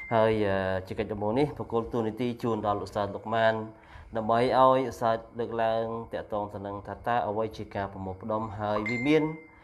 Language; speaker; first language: Khmer; non-native, local second language; Eastern Cham